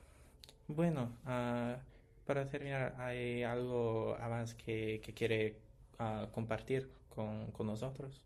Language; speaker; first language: Spanish; non-native, learner; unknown